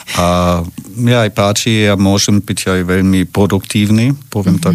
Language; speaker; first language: Slovak; non-native, learner; German